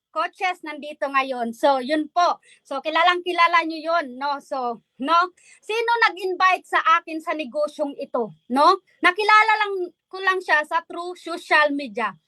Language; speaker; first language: Filipino; non-native, local second language; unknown